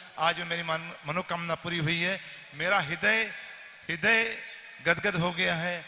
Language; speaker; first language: Hindi; native; Hindi